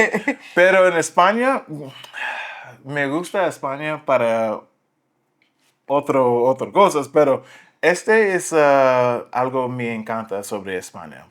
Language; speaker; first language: Spanish; non-native, learner; English